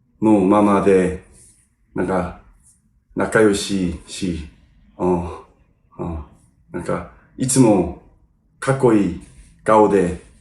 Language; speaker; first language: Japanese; non-native, learner; Korean